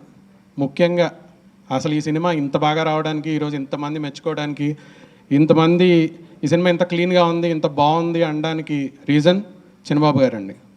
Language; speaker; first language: Telugu; native; Telugu